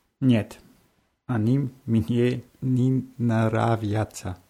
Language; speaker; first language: Russian; non-native, learner; German